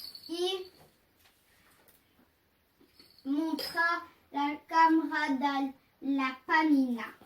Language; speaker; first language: Catalan; non-native, local second language; French